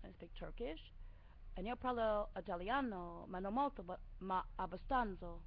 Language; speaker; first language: Italian; non-native, learner; English